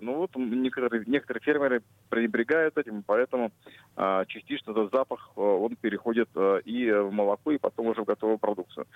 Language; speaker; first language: Russian; native; Russian